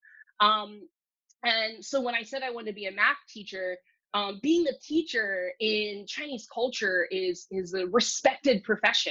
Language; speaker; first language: English; early bilingual, other home language; Cantonese